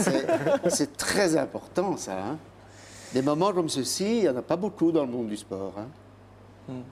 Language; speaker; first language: French; native; French